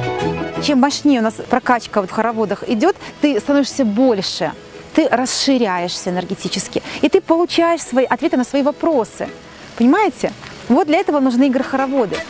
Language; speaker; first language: Russian; native; Russian